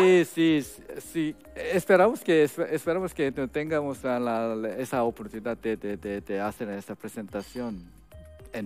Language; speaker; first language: Spanish; non-native, fluent; Korean